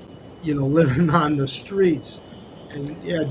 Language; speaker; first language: English; native; English